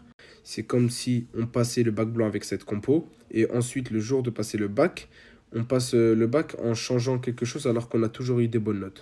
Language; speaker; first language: French; native; French